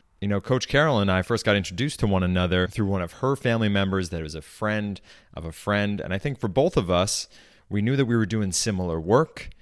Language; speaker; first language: English; native; English